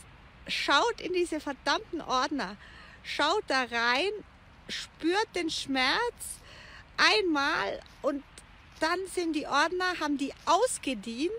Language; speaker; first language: German; native; German